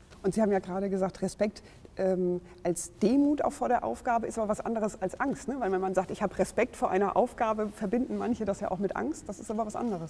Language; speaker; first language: German; native; German